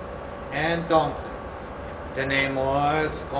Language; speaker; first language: Spanish; non-native, fluent; English